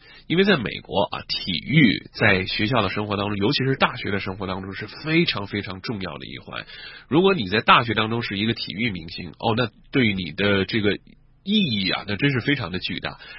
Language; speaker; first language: Chinese; native; Chinese